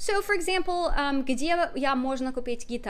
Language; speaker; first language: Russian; non-native, fluent; English